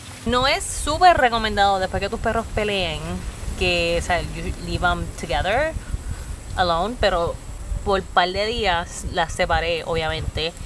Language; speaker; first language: Spanish; native; Spanish